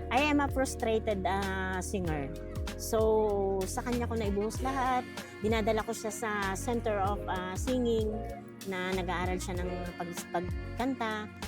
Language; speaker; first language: Filipino; native; Filipino